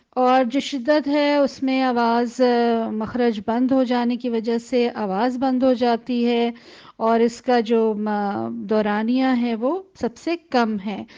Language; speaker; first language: Urdu; native; Urdu